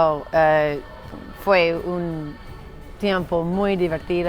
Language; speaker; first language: Spanish; non-native, learner; English